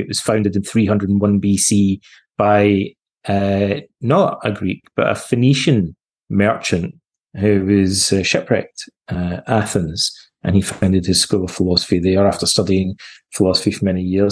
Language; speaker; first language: English; native; English